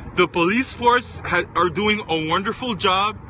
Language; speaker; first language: English; non-native, fluent; Spanish